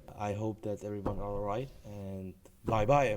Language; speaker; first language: English; non-native, fluent; Czech